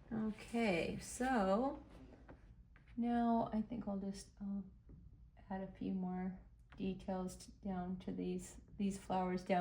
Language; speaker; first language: English; native; English